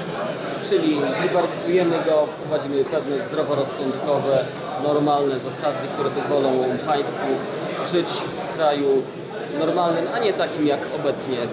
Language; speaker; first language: Polish; native; Polish